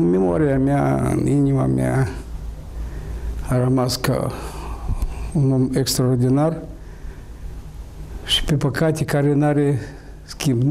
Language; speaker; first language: Romanian; non-native, local second language; Russian